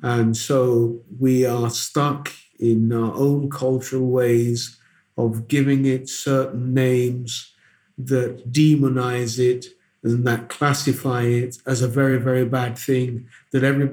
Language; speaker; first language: English; non-native, local second language; Akan